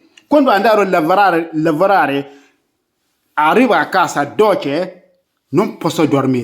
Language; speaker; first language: Italian; non-native, learner; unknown